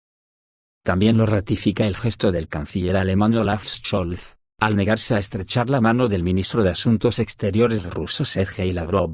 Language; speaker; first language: Spanish; native; Spanish